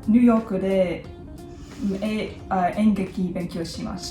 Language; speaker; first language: Japanese; non-native, learner; English